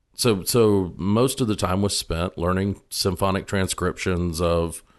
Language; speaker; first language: English; native; English